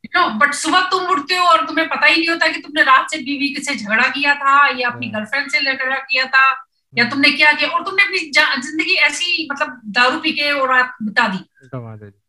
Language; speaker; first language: Hindi; native; Hindi